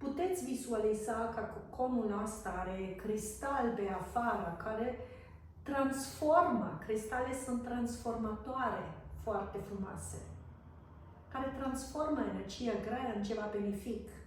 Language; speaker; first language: Romanian; non-native, fluent; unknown